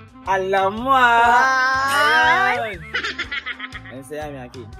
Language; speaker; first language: Filipino; non-native, learner; Spanish